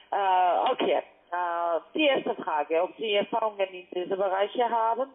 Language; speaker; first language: German; non-native, fluent; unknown